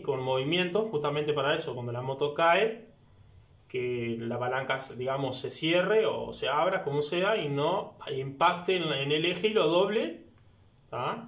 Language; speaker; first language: Spanish; native; Spanish